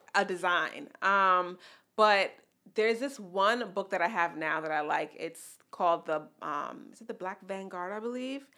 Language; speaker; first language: English; native; English